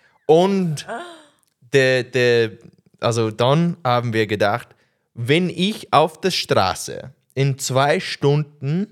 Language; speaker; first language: German; non-native, learner; English